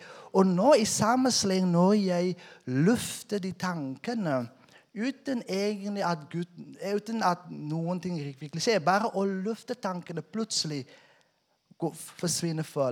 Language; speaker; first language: Norwegian; non-native, fluent; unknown